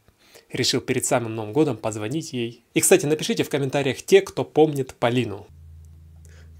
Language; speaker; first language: Russian; native; Russian